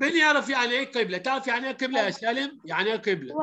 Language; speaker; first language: Arabic; native; Arabic